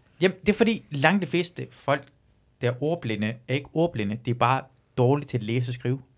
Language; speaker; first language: Danish; early bilingual, other home language; Persian